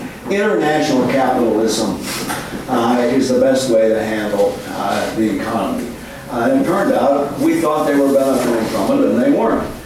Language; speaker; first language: English; native; English